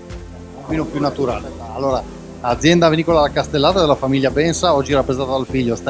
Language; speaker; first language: Italian; native; Italian